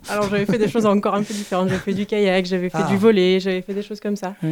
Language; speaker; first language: French; native; French